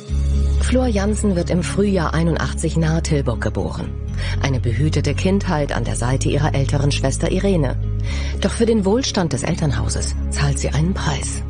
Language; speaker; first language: German; native; German